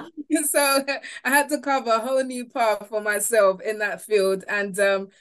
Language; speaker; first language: English; early bilingual, other home language; Yoruba